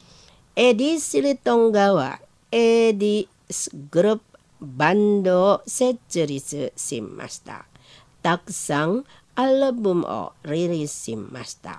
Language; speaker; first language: Japanese; non-native, learner; Indonesian